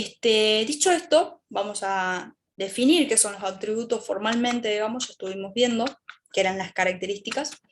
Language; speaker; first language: Spanish; native; Spanish